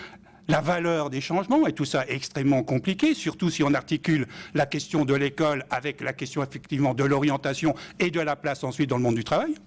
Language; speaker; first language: French; native; French